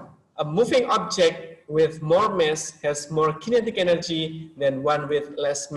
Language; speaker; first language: English; non-native, local second language; Indonesian